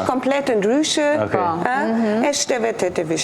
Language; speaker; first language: Albanian; non-native, fluent; German